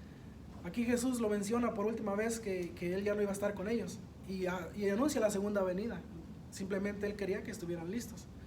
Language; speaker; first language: Spanish; native; Spanish